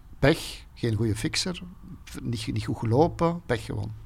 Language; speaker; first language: Dutch; native; Dutch